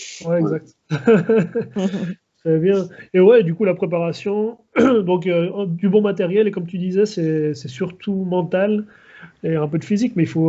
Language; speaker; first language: French; native; French